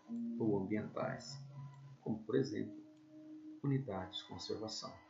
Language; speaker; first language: Portuguese; native; Portuguese